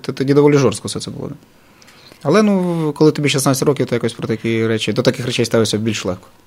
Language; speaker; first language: Ukrainian; native; Ukrainian